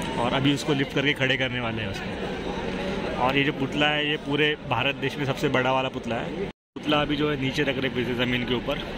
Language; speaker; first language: Hindi; non-native, local second language; Marathi